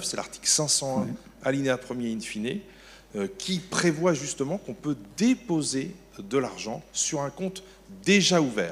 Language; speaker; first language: French; native; French